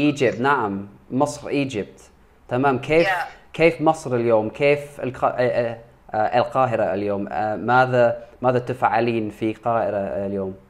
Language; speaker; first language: Arabic; non-native, learner; English